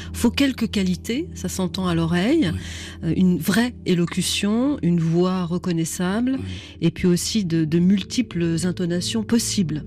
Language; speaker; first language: French; native; French